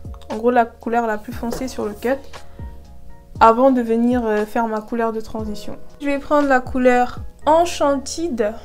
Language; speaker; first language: French; native; French